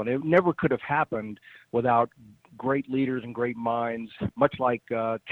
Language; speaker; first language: English; native; English